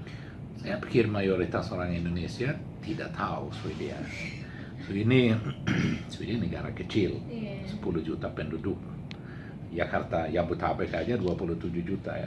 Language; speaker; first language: Indonesian; non-native, learner; Swedish